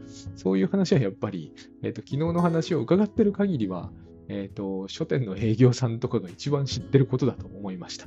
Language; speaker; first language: Japanese; native; Japanese